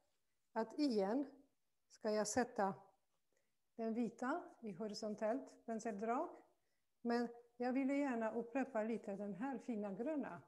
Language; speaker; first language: Swedish; non-native, fluent; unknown